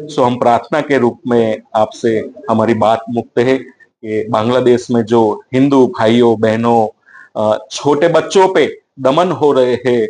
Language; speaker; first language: Hindi; non-native, local second language; Gujarati